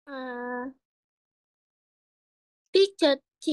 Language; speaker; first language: English; non-native, learner; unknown